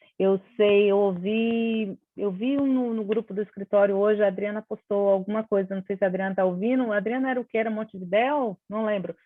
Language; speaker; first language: Portuguese; native; Portuguese